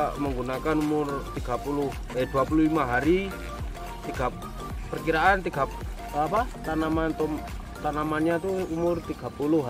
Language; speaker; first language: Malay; non-native, local second language; Javanese